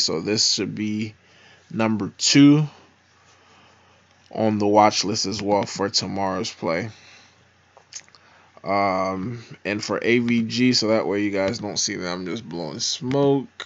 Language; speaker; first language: English; native; English